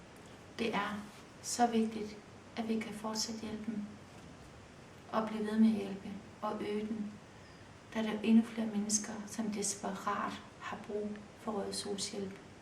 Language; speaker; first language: Danish; early bilingual, other home language; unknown